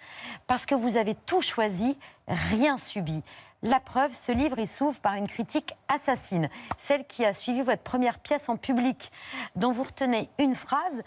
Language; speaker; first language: French; native; French